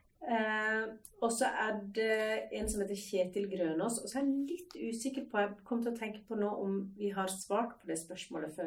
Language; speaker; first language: Norwegian; native; Norwegian